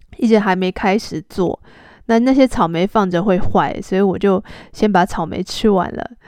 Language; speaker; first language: Chinese; native; Chinese